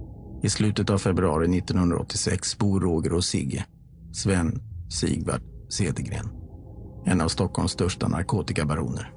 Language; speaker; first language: Swedish; native; Swedish